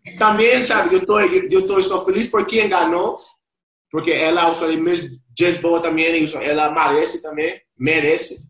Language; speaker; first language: Portuguese; non-native, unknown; Spanish